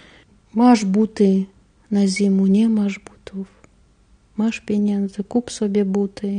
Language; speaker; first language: Polish; non-native, learner; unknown